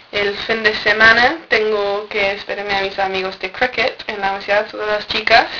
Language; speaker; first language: Spanish; non-native, fluent; English